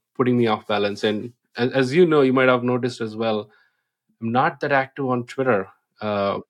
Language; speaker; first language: English; non-native, local second language; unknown